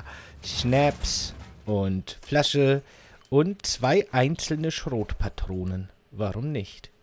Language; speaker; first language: German; native; German